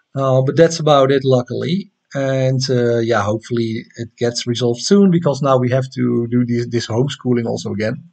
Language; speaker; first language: English; non-native, fluent; Dutch